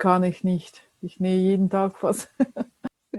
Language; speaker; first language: German; non-native, fluent; Russian